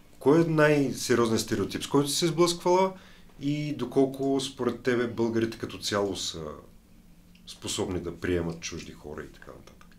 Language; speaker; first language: Bulgarian; native; Bulgarian